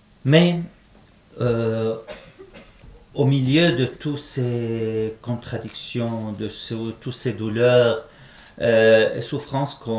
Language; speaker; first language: French; non-native, fluent; Arabic